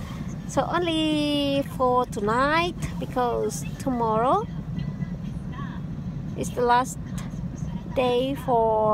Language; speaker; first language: English; non-native, fluent; Indonesian